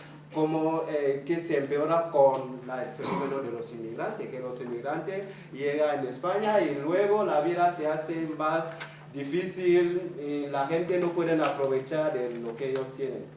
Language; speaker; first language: Spanish; non-native, fluent; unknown